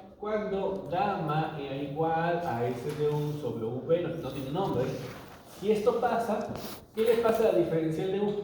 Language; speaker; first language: Spanish; native; Spanish